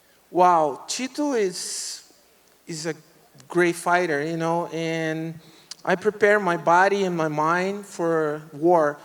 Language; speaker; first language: English; non-native, learner; Portuguese